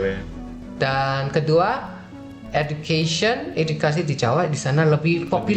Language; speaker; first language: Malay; non-native, fluent; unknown